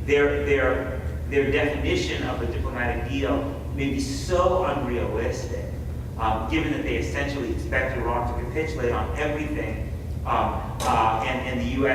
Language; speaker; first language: English; native; English